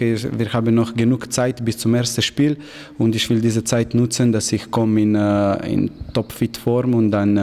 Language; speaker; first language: German; non-native, learner; Slovenian